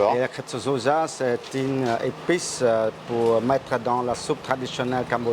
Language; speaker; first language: French; non-native, fluent; Khmer